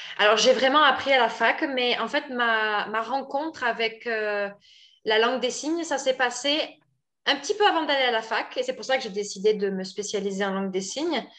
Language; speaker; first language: French; native; French